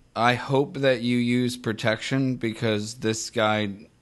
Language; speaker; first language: English; native; English